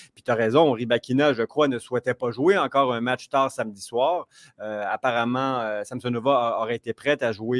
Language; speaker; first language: French; native; French